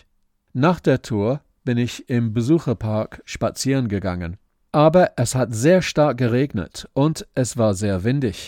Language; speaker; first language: German; non-native, fluent; English